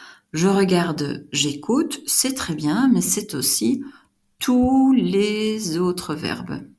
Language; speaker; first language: French; non-native, fluent; Dutch